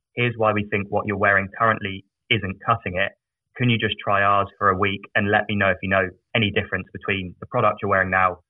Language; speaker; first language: English; native; English